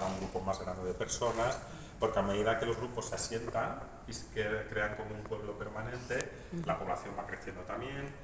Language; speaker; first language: Spanish; native; Spanish